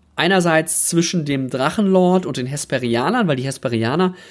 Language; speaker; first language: German; native; German